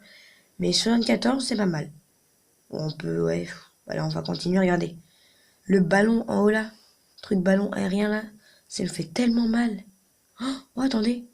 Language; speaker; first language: French; native; French